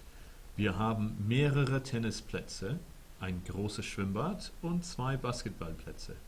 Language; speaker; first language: German; non-native, fluent; English